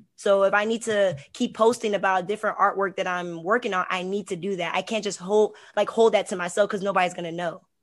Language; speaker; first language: English; native; English